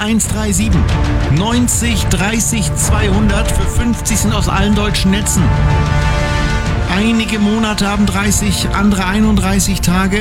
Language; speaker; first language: German; native; German